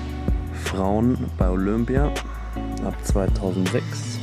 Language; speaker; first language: German; native; German